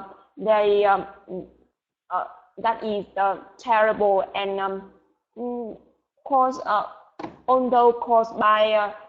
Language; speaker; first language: English; non-native, learner; Vietnamese